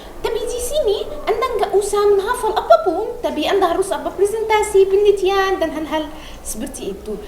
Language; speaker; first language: Indonesian; non-native, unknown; Arabic